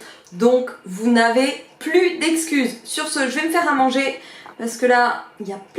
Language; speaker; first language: French; native; French